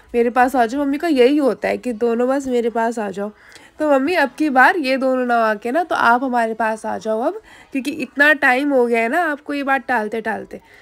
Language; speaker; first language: Hindi; native; Hindi